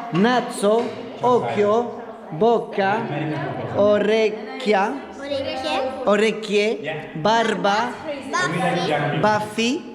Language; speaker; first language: Italian; non-native, learner; French